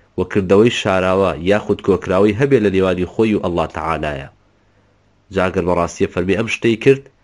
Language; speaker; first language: Central Kurdish; native; Central Kurdish